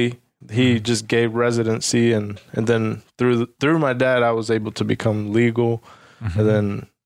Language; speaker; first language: English; early bilingual, other home language; Spanish